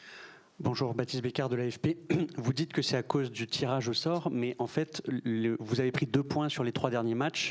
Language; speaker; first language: French; native; French